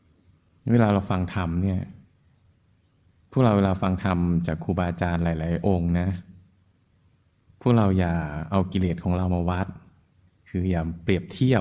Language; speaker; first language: Thai; native; Thai